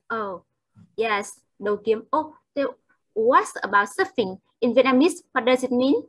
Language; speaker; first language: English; non-native, fluent; Vietnamese